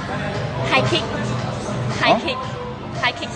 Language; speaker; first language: English; non-native, learner; Vietnamese